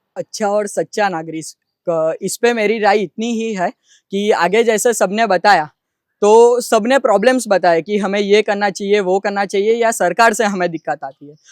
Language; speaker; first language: Hindi; non-native, local second language; Gujarati